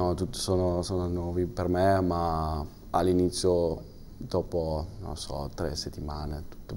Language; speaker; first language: Italian; non-native, learner; German